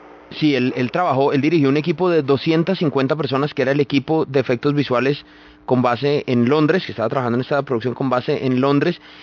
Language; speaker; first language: Spanish; native; Spanish